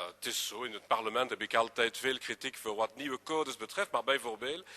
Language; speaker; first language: Dutch; non-native, local second language; French